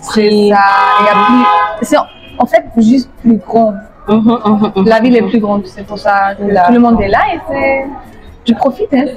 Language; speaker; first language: French; non-native, fluent; German